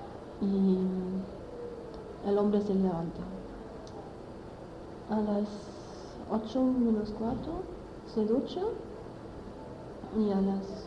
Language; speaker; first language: Spanish; non-native, learner; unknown